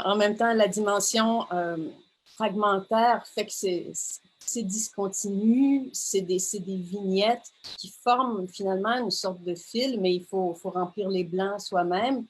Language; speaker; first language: French; native; French